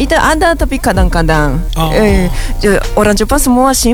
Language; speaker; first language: Indonesian; non-native, learner; Japanese